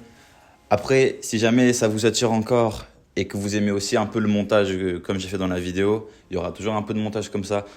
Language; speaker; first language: French; native; French